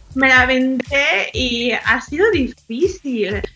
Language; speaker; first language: Spanish; early bilingual, other home language; English